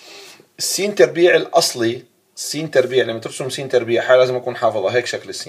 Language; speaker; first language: Arabic; native; Arabic